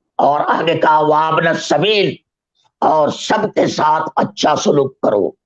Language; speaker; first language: Urdu; native; Urdu